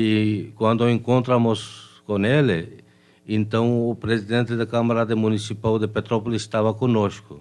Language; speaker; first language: Portuguese; non-native, fluent; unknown